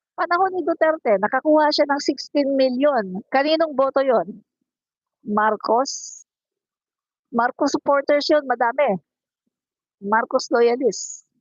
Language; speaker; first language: Filipino; non-native, local second language; Cebuano